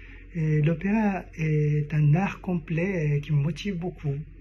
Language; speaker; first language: French; non-native, fluent; Japanese